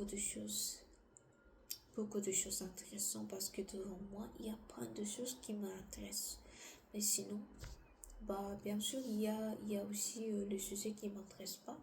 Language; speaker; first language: French; non-native, learner; Korean